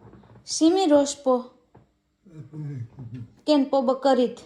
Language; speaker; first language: Hebrew; non-native, learner; Gujarati